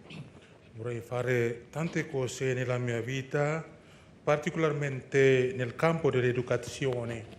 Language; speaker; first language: Italian; non-native, learner; Indonesian